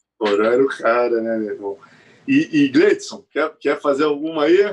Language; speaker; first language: Portuguese; native; Portuguese